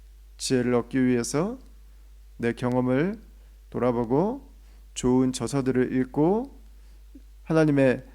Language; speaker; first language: Korean; native; Korean